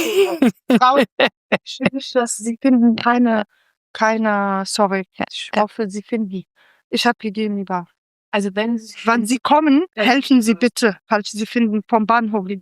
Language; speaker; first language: German; non-native, learner; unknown